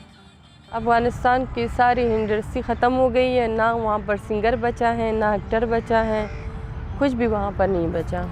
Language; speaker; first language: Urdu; non-native, fluent; Persian